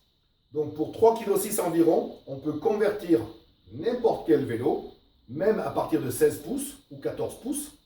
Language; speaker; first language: French; native; French